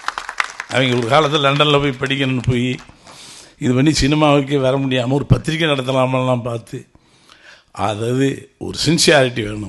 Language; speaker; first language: Tamil; native; Tamil